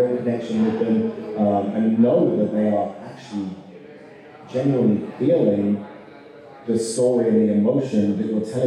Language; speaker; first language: English; native; English